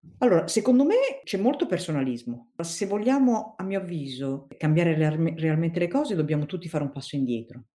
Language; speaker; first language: Italian; non-native, fluent; Tigrinya